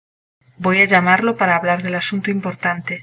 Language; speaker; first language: Spanish; non-native, learner; English